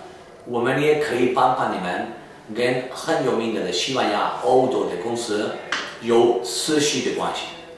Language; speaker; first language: Chinese; non-native, fluent; Spanish